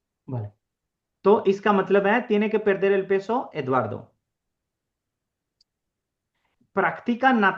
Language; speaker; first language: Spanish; non-native, fluent; Urdu